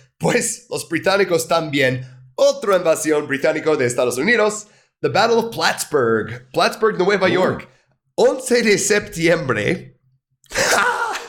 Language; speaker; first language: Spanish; non-native, fluent; English